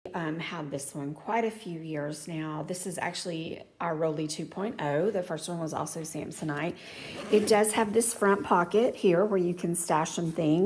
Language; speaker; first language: English; native; English